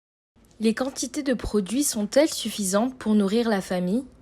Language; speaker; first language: French; native; French